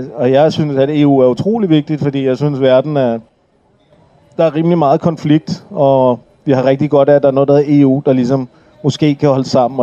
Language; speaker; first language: Danish; early bilingual, other home language; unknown